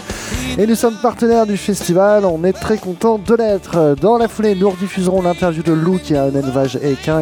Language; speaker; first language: French; native; French